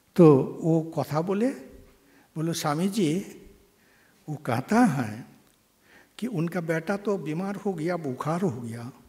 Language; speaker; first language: Hindi; non-native, local second language; Bangla